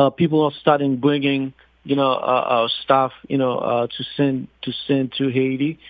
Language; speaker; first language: English; non-native, fluent; Haitian Creole